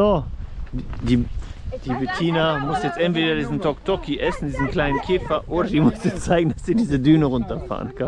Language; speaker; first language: German; native; German